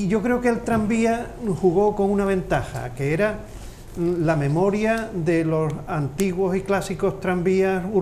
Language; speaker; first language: Spanish; native; Spanish